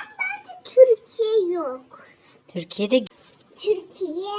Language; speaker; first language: Turkish; native; Turkish